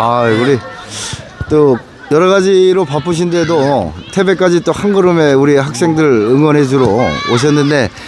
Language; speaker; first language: Korean; native; Korean